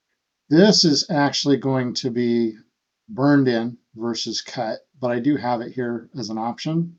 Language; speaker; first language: English; native; English